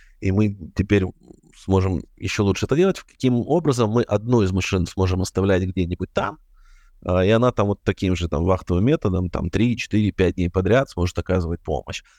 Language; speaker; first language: Russian; native; Russian